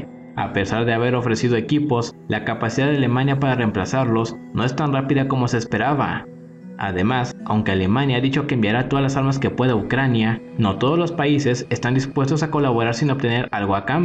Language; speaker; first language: Spanish; native; Spanish